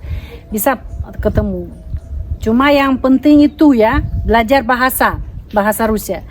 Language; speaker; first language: Indonesian; non-native, fluent; Russian